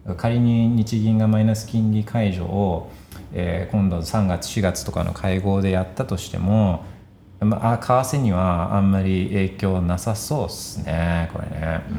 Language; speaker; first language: Japanese; early bilingual, heritage; Japanese